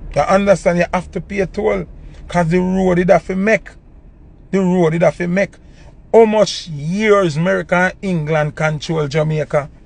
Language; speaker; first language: English; non-native, local second language; Jamaican Creole English